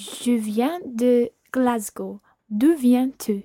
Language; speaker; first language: French; non-native, learner; English